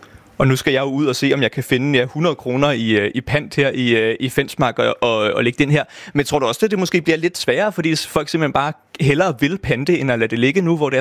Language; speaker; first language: Danish; native; Danish